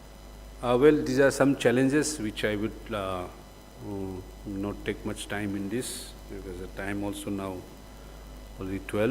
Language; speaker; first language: English; non-native, local second language; Manipuri